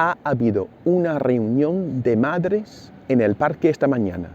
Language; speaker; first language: Spanish; non-native, fluent; English